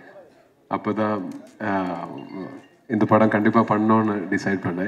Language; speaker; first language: Tamil; non-native, learner; Malayalam